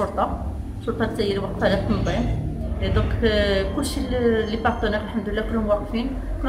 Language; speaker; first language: Arabic; native; Arabic